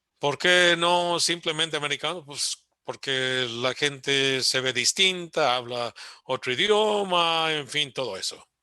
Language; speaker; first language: Spanish; early bilingual, heritage; Spanish